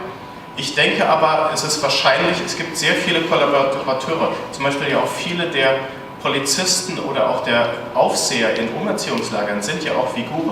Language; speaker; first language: German; native; German